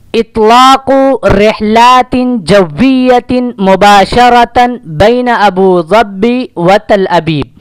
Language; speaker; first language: Arabic; non-native, fluent; Urdu